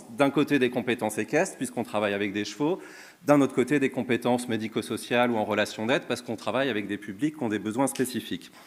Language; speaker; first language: French; native; French